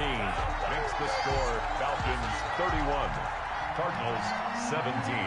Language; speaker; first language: English; native; English